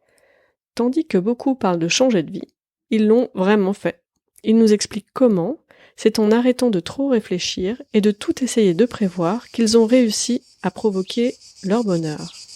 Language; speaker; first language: French; native; French